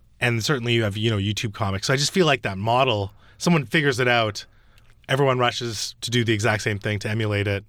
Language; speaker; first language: English; early bilingual, other home language; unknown